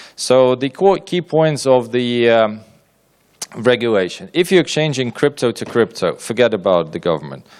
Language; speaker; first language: English; non-native, fluent; Ukrainian